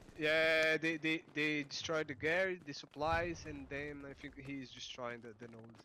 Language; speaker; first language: English; non-native, fluent; Portuguese